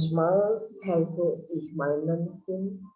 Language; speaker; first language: German; non-native, learner; Indonesian